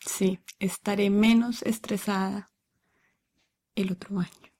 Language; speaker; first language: Spanish; native; Spanish